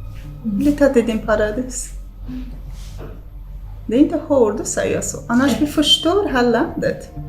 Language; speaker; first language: Swedish; non-native, fluent; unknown